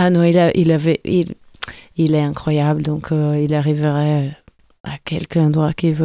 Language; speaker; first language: French; non-native, fluent; Portuguese